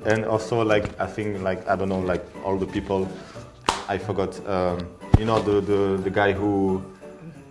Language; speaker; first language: English; non-native, fluent; French